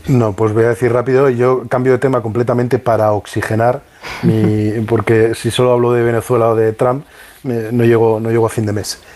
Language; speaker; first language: Spanish; native; Spanish